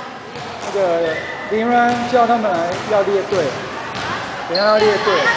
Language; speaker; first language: Chinese; native; Chinese